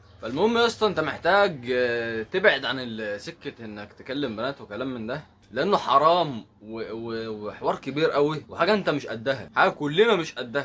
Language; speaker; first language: Arabic; native; Arabic